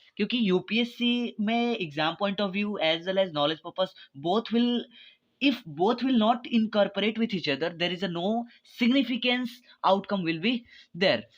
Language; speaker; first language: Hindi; native; Hindi